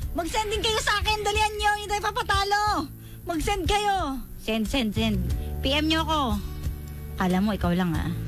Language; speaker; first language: Filipino; native; Filipino